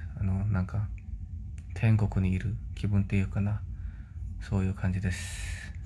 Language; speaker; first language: Japanese; non-native, fluent; Korean